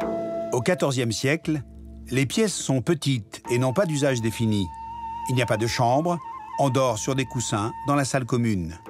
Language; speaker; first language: French; native; French